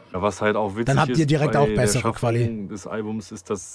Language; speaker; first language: German; native; German